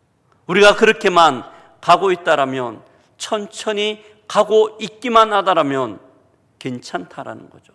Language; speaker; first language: Korean; native; Korean